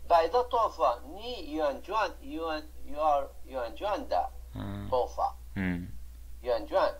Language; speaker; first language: Chinese; non-native, learner; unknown